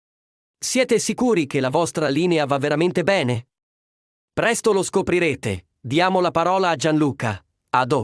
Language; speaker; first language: Italian; native; Italian